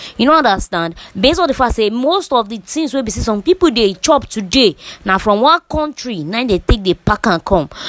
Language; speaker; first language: Nigerian Pidgin; native; Nigerian Pidgin